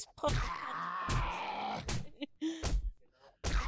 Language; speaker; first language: English; native; English